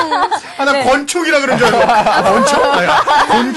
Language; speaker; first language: Korean; native; Korean